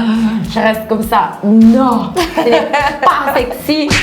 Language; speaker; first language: French; non-native, learner; Italian